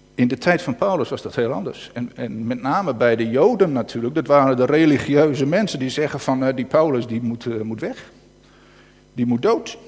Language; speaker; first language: Dutch; native; Dutch